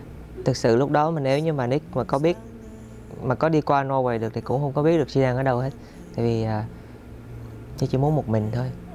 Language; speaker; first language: Vietnamese; early bilingual, heritage; Vietnamese